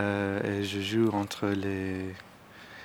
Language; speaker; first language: French; non-native, learner; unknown